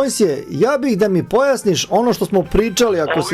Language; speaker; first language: Bosnian; native; Bosnian